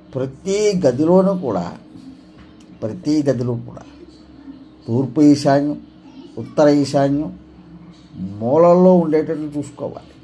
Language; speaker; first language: Telugu; native; Telugu